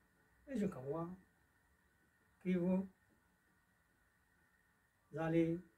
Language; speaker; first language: French; non-native, learner; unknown